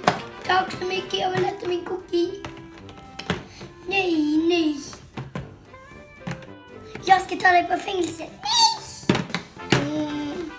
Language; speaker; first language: Swedish; early bilingual, other home language; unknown